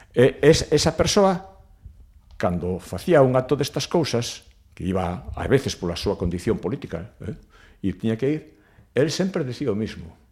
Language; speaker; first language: Galician; native; Galician